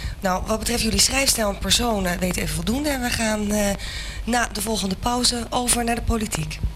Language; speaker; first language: Dutch; native; Dutch